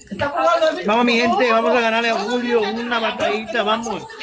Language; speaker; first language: Spanish; native; Spanish